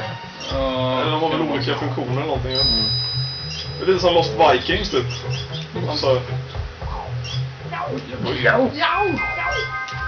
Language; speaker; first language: Swedish; native; Swedish